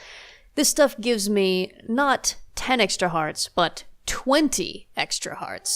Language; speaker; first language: English; native; English